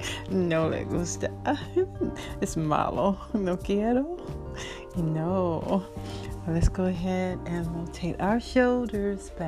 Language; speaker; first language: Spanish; non-native, learner; English